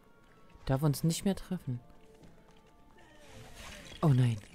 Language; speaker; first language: German; native; German